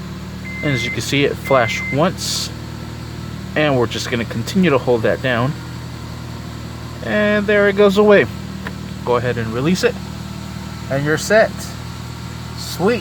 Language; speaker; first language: English; native; English